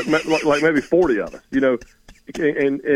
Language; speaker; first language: English; native; English